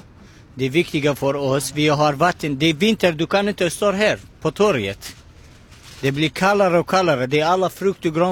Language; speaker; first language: Swedish; non-native, learner; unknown